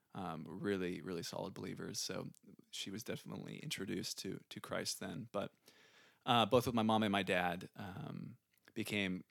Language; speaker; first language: English; native; English